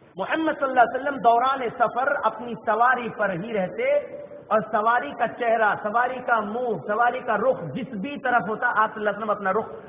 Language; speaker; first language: Urdu; native; Urdu